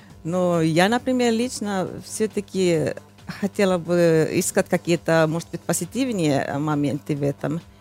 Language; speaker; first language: Russian; non-native, fluent; Finnish